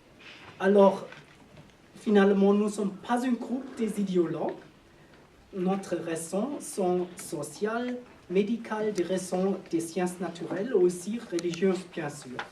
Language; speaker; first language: French; non-native, learner; German